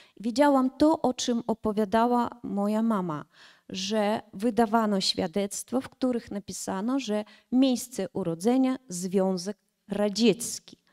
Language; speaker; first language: Polish; early bilingual, heritage; Polish